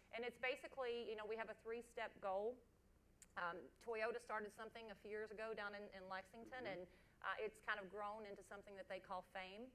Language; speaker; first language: English; native; English